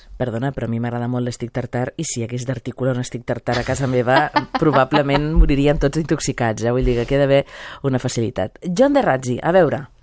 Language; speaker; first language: Catalan; native; Catalan